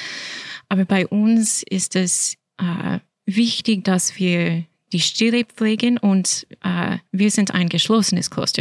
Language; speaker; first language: German; non-native, fluent; English